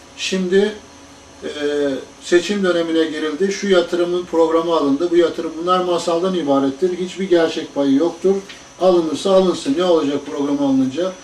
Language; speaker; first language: Turkish; native; Turkish